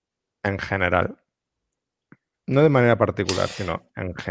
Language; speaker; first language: Spanish; native; Spanish